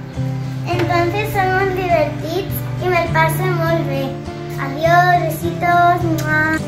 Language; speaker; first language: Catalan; non-native, local second language; Spanish